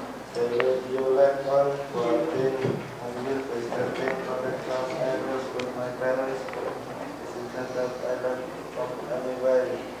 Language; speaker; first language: English; non-native, learner; Indonesian